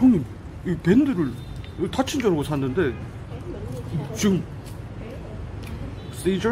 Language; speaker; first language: Korean; native; Korean